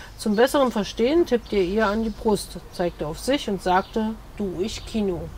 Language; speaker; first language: German; native; German